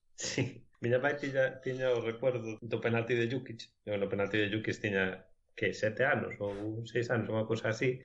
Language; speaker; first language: Galician; non-native, local second language; Spanish